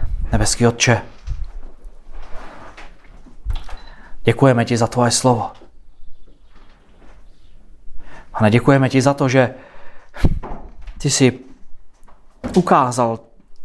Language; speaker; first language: Czech; native; Czech